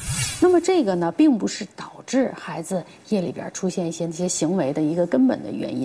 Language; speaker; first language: Chinese; native; Chinese